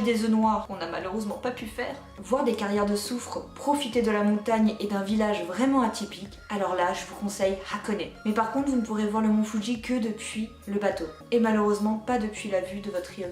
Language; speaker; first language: French; native; French